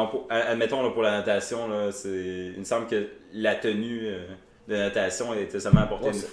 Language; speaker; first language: French; native; French